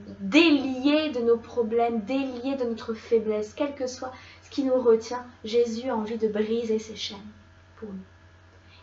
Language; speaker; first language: French; native; French